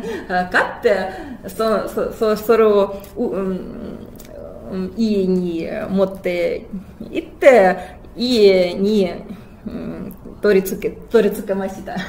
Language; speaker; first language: Japanese; non-native, fluent; Russian